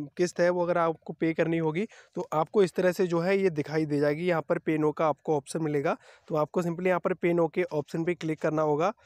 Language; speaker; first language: Hindi; native; Hindi